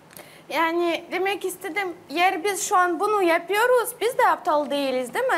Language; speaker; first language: Turkish; non-native, learner; Russian